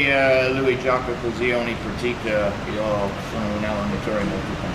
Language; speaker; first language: Italian; non-native, fluent; English